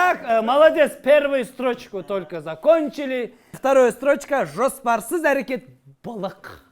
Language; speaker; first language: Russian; non-native, local second language; Kazakh